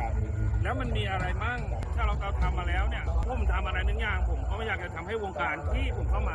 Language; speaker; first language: Thai; native; Thai